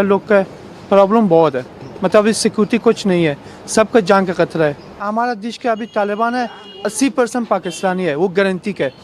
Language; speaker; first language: Hindi; non-native, learner; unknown